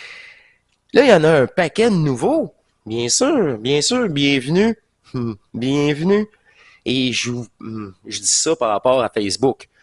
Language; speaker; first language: French; native; French